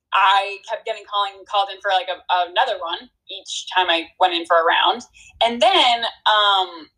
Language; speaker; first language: English; native; English